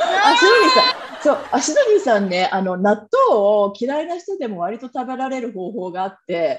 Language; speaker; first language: Japanese; native; Japanese